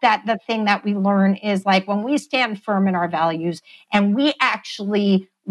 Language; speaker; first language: English; native; English